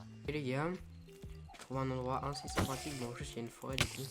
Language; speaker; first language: French; native; French